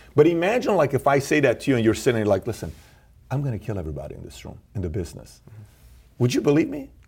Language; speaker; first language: English; early bilingual, other home language; Persian